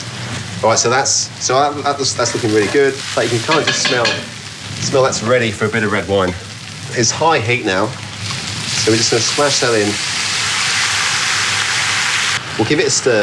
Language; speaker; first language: English; native; English